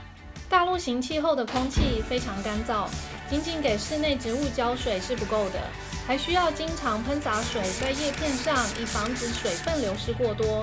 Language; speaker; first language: Chinese; native; Chinese